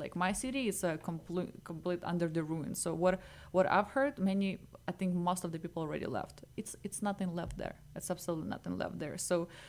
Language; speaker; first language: English; non-native, fluent; Ukrainian